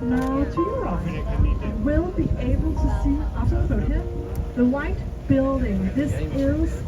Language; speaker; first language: English; non-native, fluent; Danish